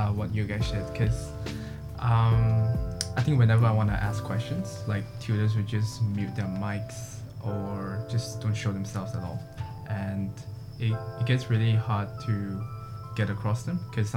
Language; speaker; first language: English; non-native, local second language; Chinese